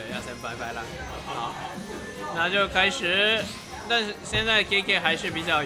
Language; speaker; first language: Chinese; non-native, fluent; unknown